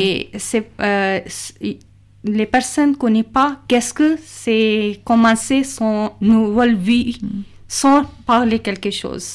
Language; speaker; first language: French; non-native, learner; Urdu